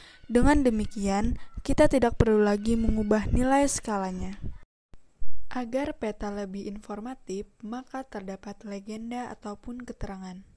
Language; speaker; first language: Indonesian; native; Indonesian